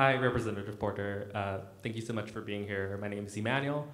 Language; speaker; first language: English; native; English